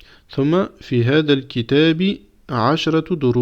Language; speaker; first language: Arabic; non-native, fluent; French